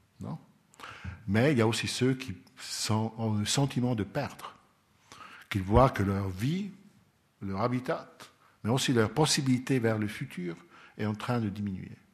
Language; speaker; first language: French; non-native, local second language; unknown